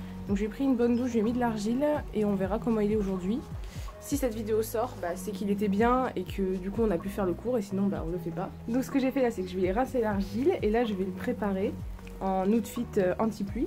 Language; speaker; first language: French; native; French